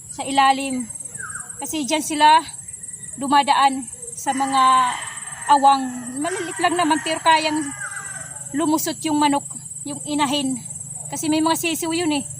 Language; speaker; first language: Filipino; non-native, local second language; Waray